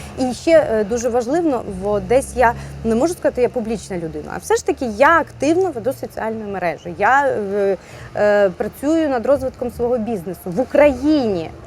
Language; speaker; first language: Ukrainian; non-native, local second language; Russian